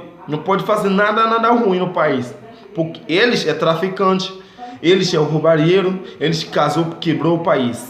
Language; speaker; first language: Portuguese; non-native, fluent; Haitian Creole